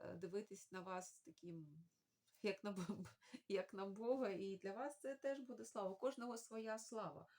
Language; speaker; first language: Ukrainian; non-native, local second language; Russian